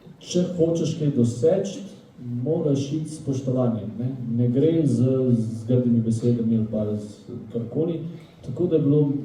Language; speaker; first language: Slovenian; native; Slovenian